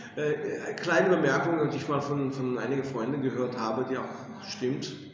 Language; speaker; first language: German; non-native, fluent; English